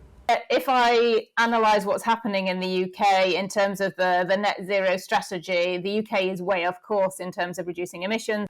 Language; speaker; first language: English; native; English